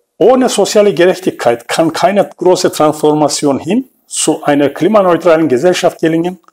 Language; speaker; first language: German; non-native, fluent; Turkish